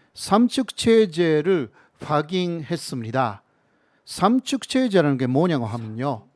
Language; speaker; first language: Korean; non-native, fluent; Japanese